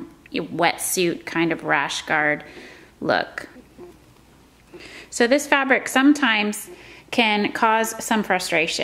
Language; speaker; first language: English; native; English